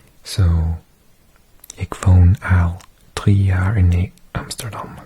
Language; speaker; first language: Dutch; non-native, learner; English